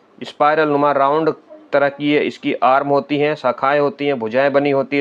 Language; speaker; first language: Hindi; native; Hindi